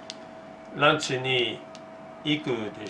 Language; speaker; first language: Japanese; non-native, learner; English